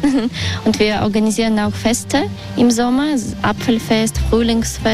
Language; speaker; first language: German; non-native, fluent; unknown